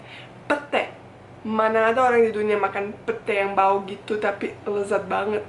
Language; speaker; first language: Indonesian; non-native, fluent; Bosnian